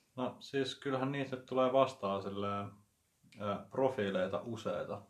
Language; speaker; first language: Finnish; native; Finnish